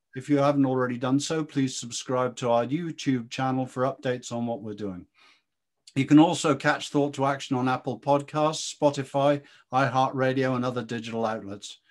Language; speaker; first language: English; native; English